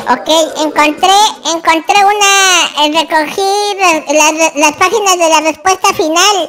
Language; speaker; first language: Spanish; native; Spanish